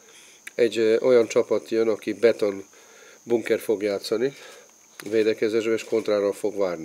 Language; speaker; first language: Hungarian; non-native, fluent; Serbian